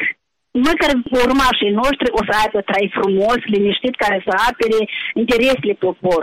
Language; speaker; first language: Romanian; native; Romanian